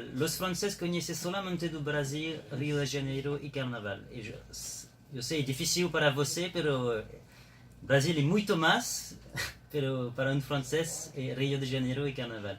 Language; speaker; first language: Portuguese; non-native, learner; French